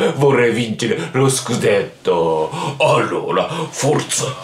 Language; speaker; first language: Italian; non-native, learner; Japanese